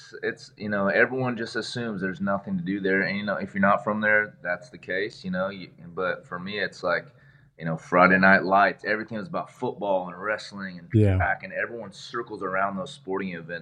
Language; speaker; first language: English; native; English